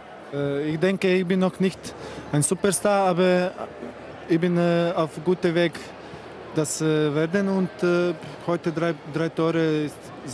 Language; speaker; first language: German; non-native, learner; Croatian